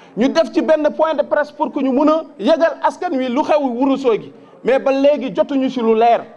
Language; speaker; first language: Wolof; non-native, local second language; Fula